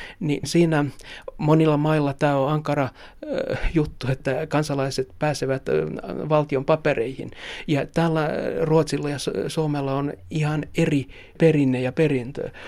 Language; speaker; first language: Finnish; non-native, local second language; Swedish